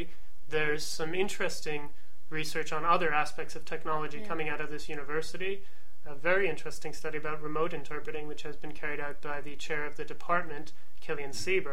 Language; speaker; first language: English; native; English